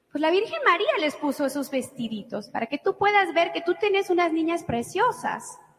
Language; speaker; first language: Spanish; early bilingual, heritage; Spanish